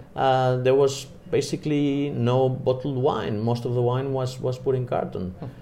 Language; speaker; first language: English; non-native, fluent; Spanish